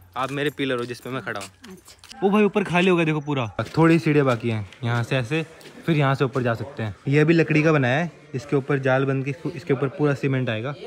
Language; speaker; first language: Hindi; native; Hindi